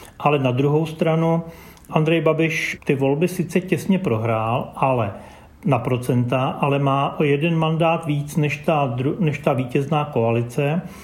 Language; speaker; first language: Czech; native; Czech